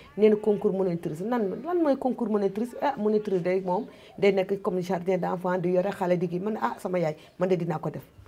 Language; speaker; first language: Wolof; non-native, local second language; Fula